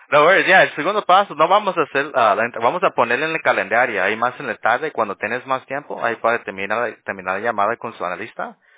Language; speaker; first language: Spanish; early bilingual, heritage; Spanish